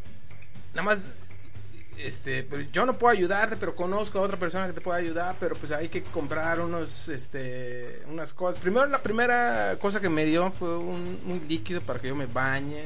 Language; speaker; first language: Spanish; native; Spanish